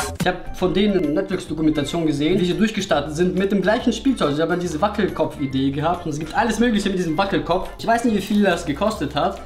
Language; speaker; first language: German; early bilingual, other home language; Russian